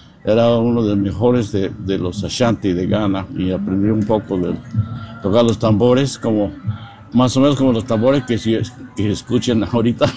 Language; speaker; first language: Spanish; non-native, fluent; English